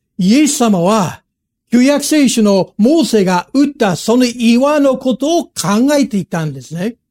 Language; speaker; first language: Japanese; non-native, fluent; English